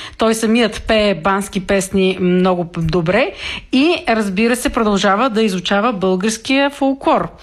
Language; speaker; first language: Bulgarian; native; Bulgarian